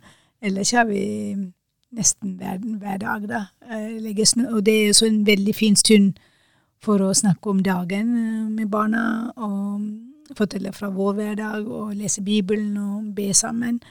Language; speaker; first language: Norwegian; non-native, fluent; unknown